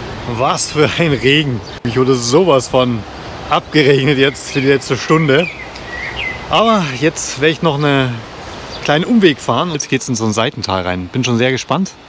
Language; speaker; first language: German; native; German